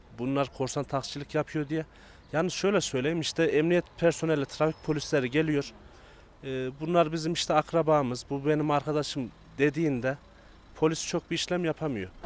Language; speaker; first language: Turkish; native; Turkish